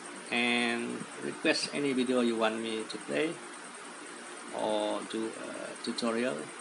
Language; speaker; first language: English; non-native, local second language; Malay